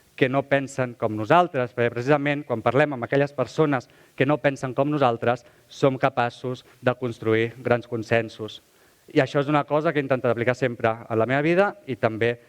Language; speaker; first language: Catalan; native; Catalan